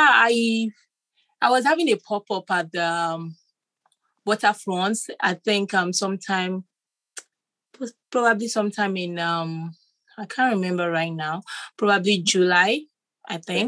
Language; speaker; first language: English; non-native, local second language; Yoruba